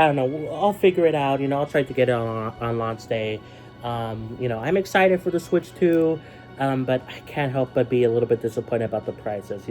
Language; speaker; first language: English; native; English